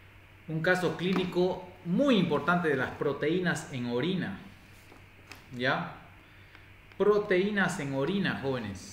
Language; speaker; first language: Spanish; native; Spanish